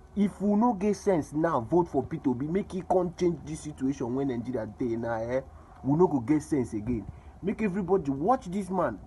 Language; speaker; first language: Nigerian Pidgin; native; Nigerian Pidgin